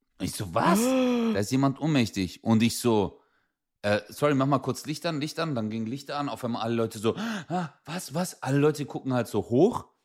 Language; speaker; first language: German; early bilingual, other home language; Turkish